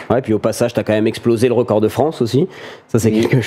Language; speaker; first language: French; native; French